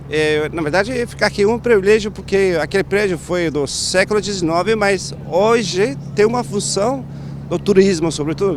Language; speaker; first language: Portuguese; non-native, fluent; Turkish